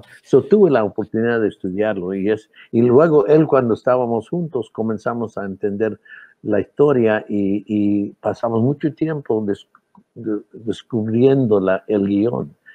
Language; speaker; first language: Spanish; early bilingual, heritage; Spanish